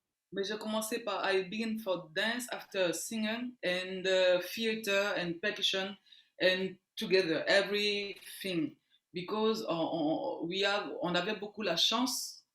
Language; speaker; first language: English; non-native, learner; French